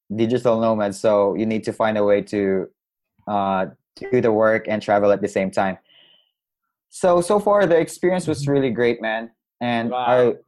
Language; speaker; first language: English; non-native, local second language; Cebuano